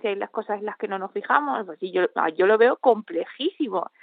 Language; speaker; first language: Spanish; native; Spanish